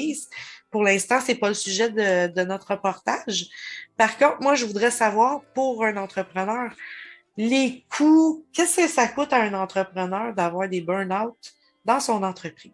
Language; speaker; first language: French; native; French